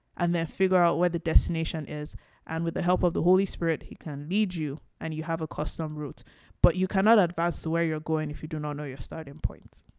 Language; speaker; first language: English; non-native, local second language; Yoruba